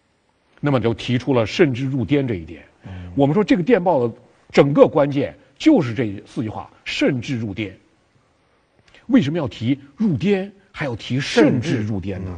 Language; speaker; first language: Chinese; native; Chinese